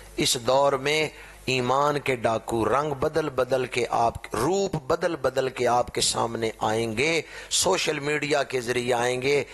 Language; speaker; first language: Urdu; non-native, local second language; Punjabi